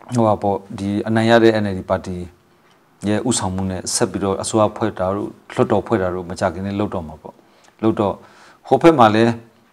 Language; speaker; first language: Burmese; non-native, local second language; Hakha Chin